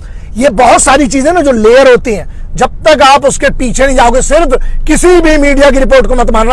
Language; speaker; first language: Hindi; native; Hindi